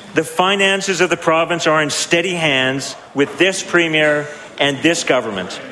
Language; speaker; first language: English; native; English